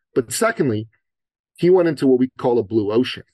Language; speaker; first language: English; early bilingual, other home language; Persian